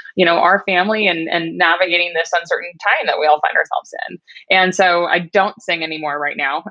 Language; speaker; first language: English; native; English